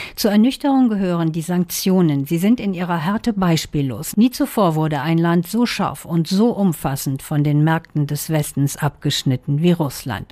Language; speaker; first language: German; native; German